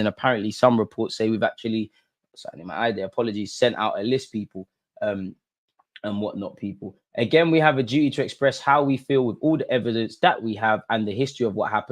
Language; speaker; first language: English; native; English